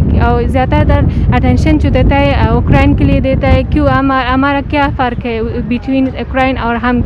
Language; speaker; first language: Hindi; non-native, local second language; Persian